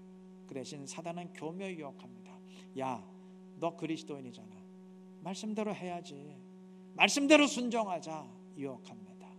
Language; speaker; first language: Korean; native; Korean